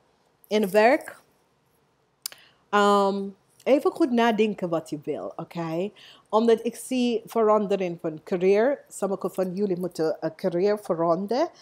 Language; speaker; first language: Dutch; non-native, learner; English